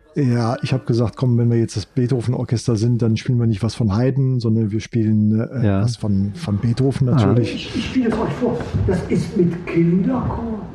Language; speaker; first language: German; native; German